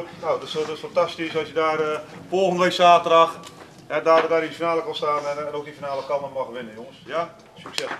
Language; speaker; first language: Dutch; native; Dutch